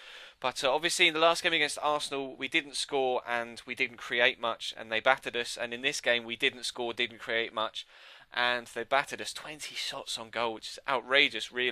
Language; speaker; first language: English; native; English